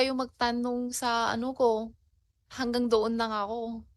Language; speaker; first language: Filipino; non-native, learner; Chinese